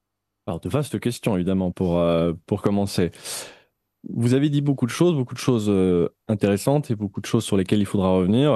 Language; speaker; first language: French; native; French